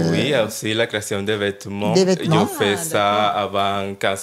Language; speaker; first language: French; non-native, learner; Spanish